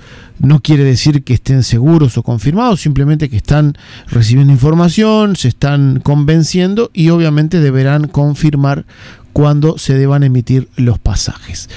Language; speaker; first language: Spanish; native; Spanish